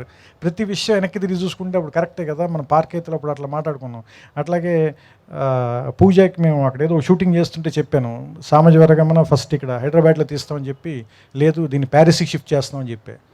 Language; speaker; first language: Telugu; native; Telugu